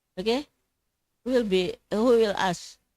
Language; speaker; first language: English; non-native, fluent; Indonesian